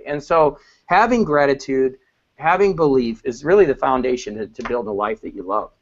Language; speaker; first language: English; native; English